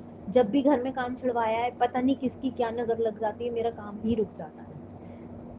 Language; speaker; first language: Hindi; native; Hindi